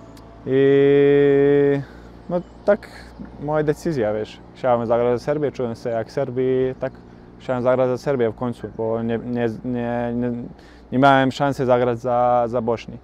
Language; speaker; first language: Polish; non-native, learner; Bosnian